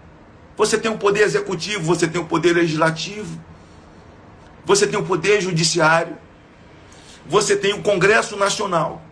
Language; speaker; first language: Portuguese; native; Portuguese